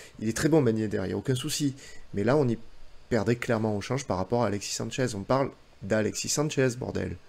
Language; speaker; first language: French; native; French